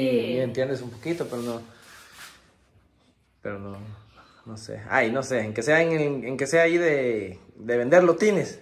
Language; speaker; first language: Spanish; native; Spanish